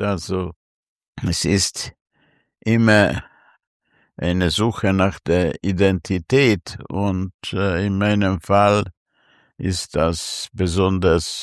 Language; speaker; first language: German; non-native, fluent; Hungarian